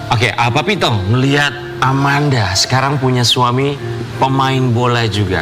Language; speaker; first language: Indonesian; native; Indonesian